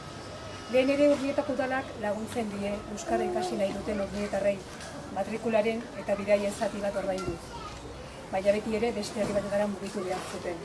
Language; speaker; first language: Basque; native; Basque